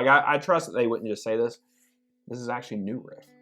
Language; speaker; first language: English; native; English